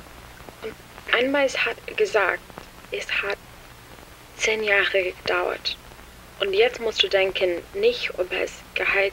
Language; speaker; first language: German; non-native, learner; English